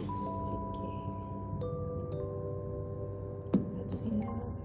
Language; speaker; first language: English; non-native, local second language; Filipino